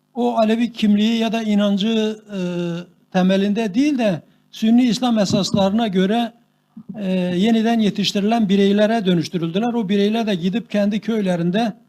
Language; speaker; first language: Turkish; non-native, local second language; Kurdish